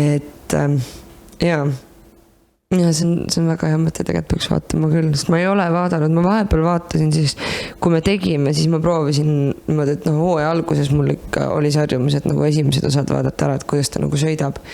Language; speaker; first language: Estonian; native; Estonian